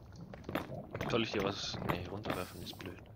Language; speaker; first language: German; native; German